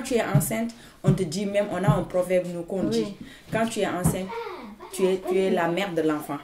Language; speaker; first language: French; non-native, fluent; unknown